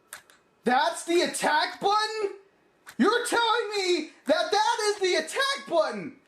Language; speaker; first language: English; native; English